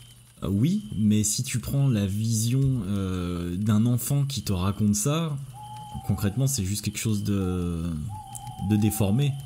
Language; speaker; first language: French; native; French